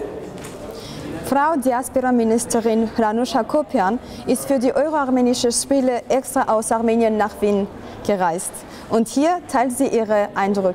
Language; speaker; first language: German; non-native, fluent; Armenian